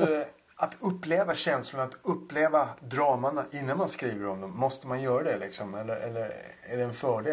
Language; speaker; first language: Swedish; native; Swedish